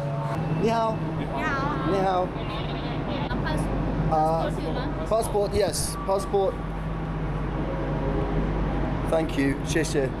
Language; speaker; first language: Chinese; non-native, learner; English